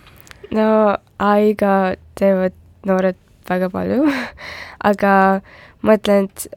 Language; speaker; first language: Estonian; non-native, local second language; Russian